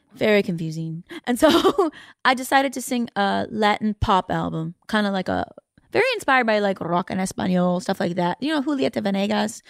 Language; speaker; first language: English; native; English